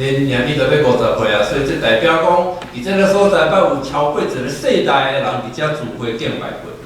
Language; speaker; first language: Chinese; native; Chinese